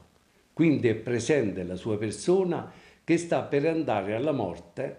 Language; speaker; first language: Italian; native; Italian